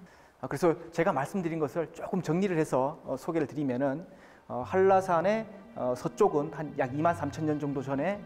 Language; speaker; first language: Korean; native; Korean